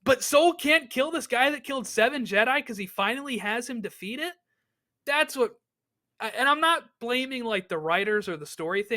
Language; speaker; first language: English; native; English